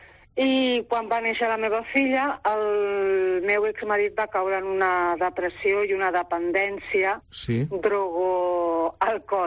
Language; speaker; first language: Catalan; non-native, local second language; Spanish